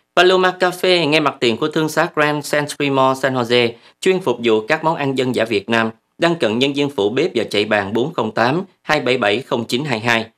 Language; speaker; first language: Vietnamese; native; Vietnamese